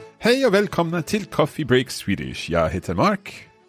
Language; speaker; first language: Swedish; non-native, learner; English